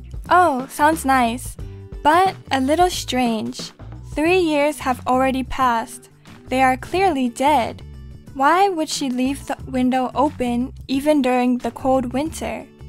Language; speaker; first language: English; early bilingual, other home language; Japanese